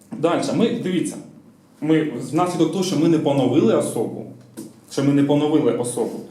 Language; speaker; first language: Ukrainian; native; Ukrainian